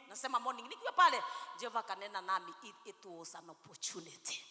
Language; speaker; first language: English; non-native, local second language; Swahili